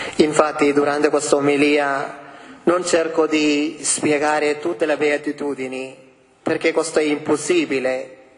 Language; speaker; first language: Italian; non-native, fluent; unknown